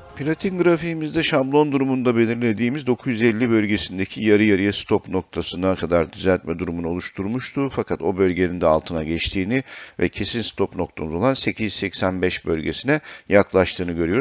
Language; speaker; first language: Turkish; native; Turkish